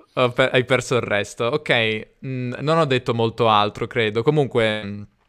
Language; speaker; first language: Italian; native; Italian